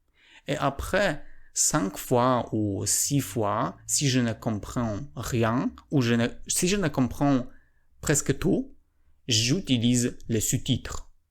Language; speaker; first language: French; non-native, learner; Polish